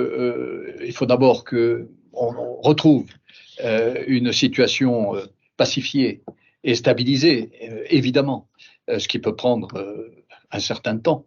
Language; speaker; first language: French; native; French